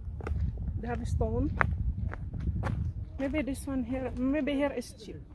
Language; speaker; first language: English; non-native, local second language; Filipino